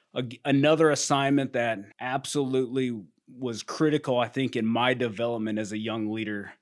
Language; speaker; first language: English; native; English